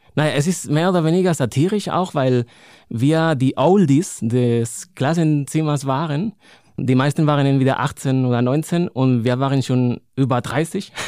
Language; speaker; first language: German; non-native, fluent; Spanish